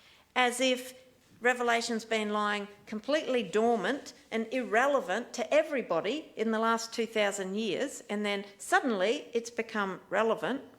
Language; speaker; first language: English; native; English